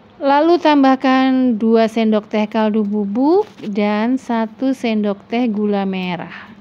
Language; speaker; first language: Indonesian; non-native, local second language; Javanese